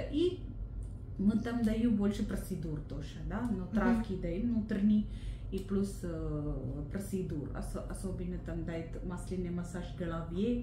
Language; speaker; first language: Russian; non-native, learner; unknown